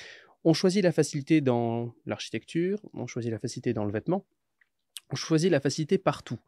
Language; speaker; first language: French; native; French